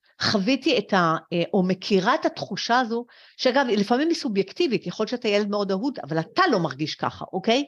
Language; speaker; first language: Hebrew; early bilingual, other home language; French